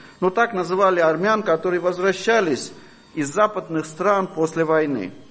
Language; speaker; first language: Russian; non-native, fluent; Armenian